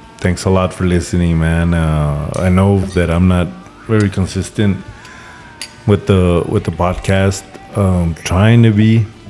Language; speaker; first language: English; early bilingual, other home language; Spanish